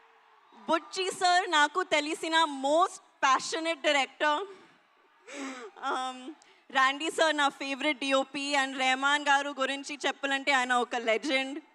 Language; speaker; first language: Telugu; non-native, learner; Hindi